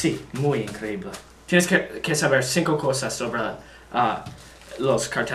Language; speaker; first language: Spanish; non-native, learner; English